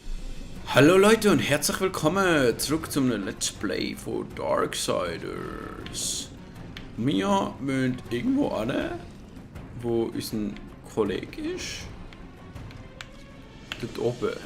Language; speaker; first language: German; native; German